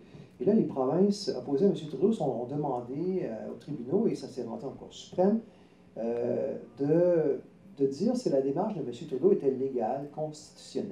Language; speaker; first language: French; native; French